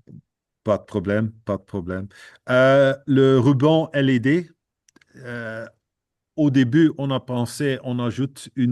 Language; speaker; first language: French; non-native, fluent; Dutch